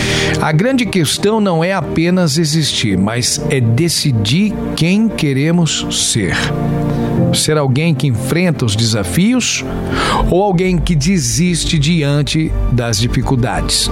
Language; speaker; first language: Portuguese; native; Portuguese